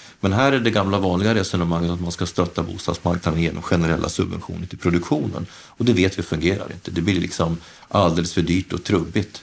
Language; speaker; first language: Swedish; native; Swedish